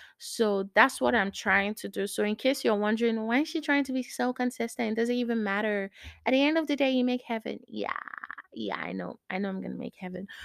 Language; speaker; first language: English; non-native, local second language; Yoruba